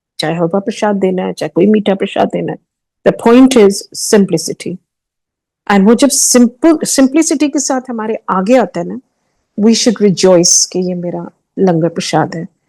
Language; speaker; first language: Hindi; early bilingual, heritage; Hindi